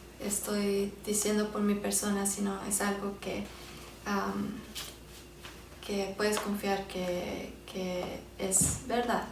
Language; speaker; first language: Spanish; early bilingual, heritage; Spanish